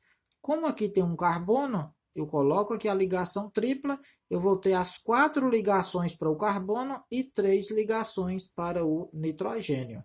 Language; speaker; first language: Portuguese; native; Portuguese